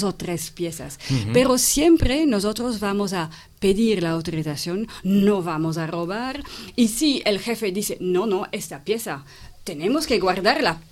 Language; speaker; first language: Spanish; non-native, fluent; French